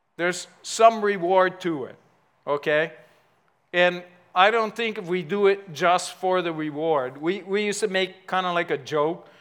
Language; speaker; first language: English; native; English